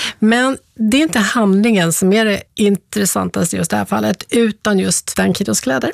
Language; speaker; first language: Swedish; native; Swedish